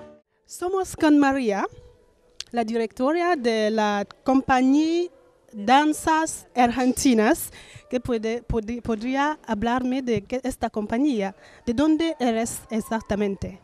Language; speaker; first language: Spanish; non-native, learner; French